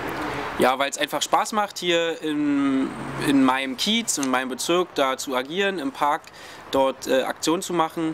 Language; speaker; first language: German; native; German